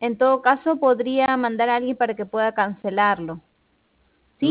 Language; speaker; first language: Spanish; native; Spanish